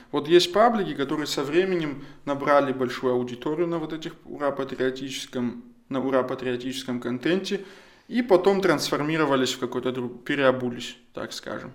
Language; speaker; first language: Russian; non-native, local second language; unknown